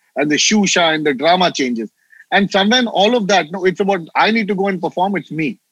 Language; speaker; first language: English; non-native, local second language; Hindi